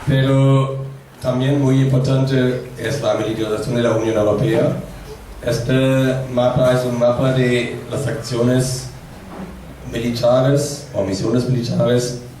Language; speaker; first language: Spanish; non-native, fluent; German